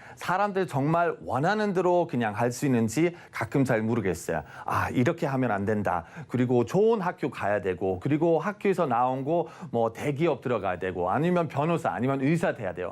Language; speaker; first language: Korean; non-native, fluent; German